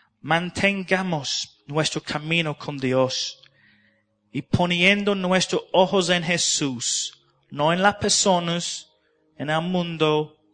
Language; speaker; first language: Spanish; non-native, learner; English